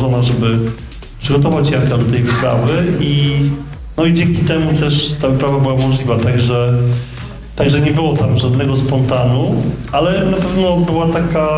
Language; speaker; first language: Polish; native; Polish